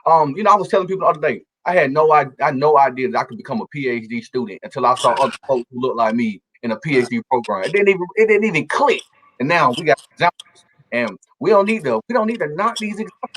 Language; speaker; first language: English; native; English